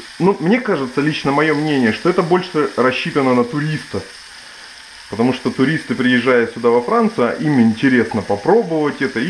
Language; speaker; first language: Russian; native; Russian